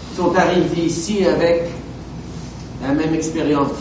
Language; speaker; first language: French; native; French